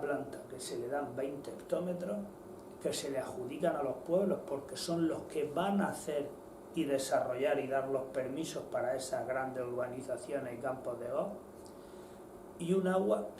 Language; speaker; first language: Spanish; native; Spanish